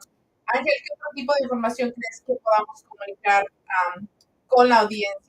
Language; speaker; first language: Spanish; early bilingual, heritage; Spanish